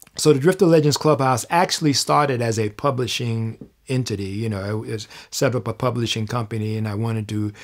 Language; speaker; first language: English; native; English